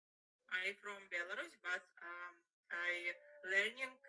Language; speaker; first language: English; non-native, learner; Russian